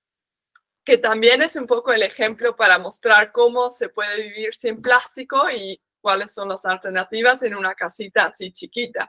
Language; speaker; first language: Spanish; non-native, fluent; Dutch